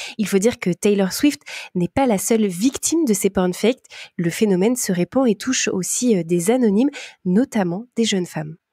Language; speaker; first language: French; native; French